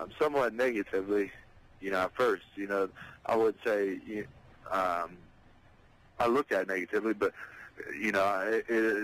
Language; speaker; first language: English; native; English